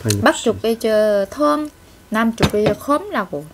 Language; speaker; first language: Korean; non-native, learner; Vietnamese